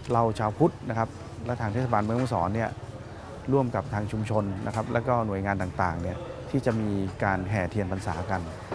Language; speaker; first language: Thai; native; Thai